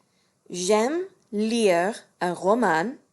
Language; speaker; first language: French; non-native, fluent; English